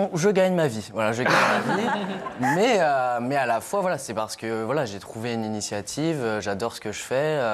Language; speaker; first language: French; native; French